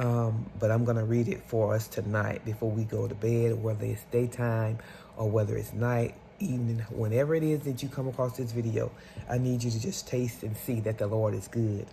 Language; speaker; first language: English; native; English